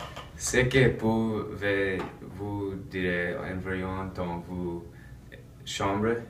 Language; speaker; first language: French; non-native, learner; English